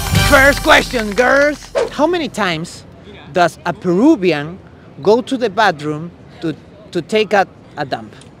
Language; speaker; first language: English; non-native, fluent; Spanish